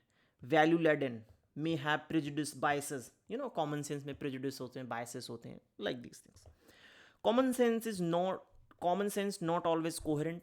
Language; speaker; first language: English; non-native, local second language; Hindi